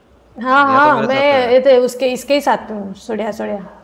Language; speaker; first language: Hindi; native; Hindi